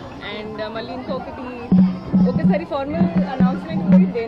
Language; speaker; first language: Telugu; non-native, learner; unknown